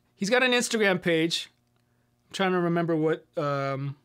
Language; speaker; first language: English; native; English